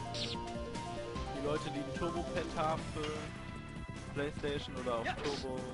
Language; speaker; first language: German; native; German